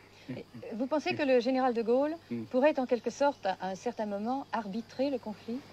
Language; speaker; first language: French; native; French